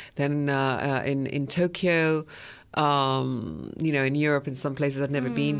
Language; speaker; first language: English; early bilingual, other home language; French